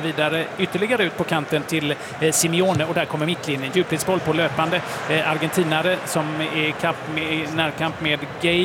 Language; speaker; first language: Swedish; native; Swedish